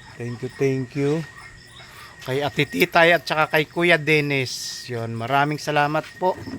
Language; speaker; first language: Filipino; non-native, local second language; Hiligaynon